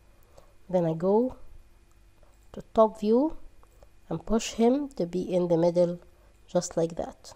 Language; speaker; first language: English; non-native, fluent; Arabic